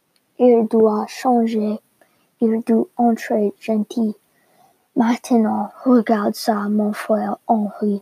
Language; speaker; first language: French; non-native, learner; English